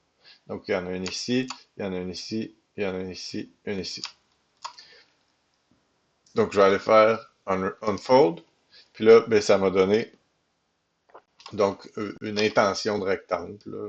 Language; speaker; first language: French; native; French